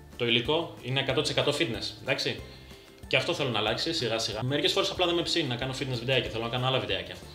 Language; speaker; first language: Greek; early bilingual, other home language; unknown